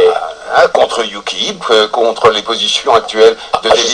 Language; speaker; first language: French; native; French